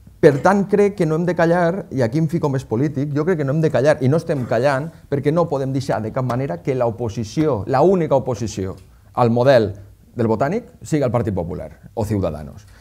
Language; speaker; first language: Catalan; native; Catalan